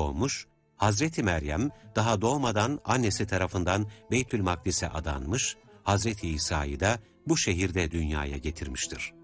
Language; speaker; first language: Turkish; native; Turkish